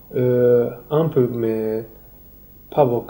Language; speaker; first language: French; non-native, learner; Japanese